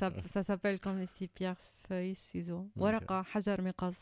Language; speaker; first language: French; non-native, fluent; Arabic